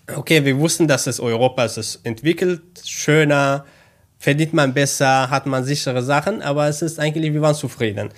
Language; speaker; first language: German; non-native, learner; Kurdish